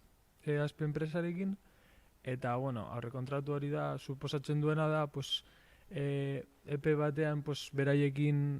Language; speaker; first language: Basque; non-native, local second language; Spanish